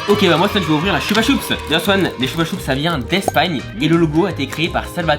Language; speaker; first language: French; native; French